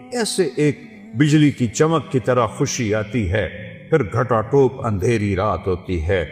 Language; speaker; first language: Urdu; non-native, local second language; Saraiki